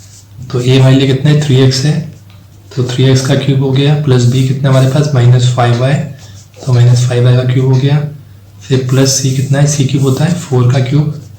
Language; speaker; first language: Hindi; native; Hindi